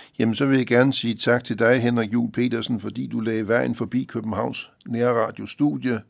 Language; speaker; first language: Danish; native; Danish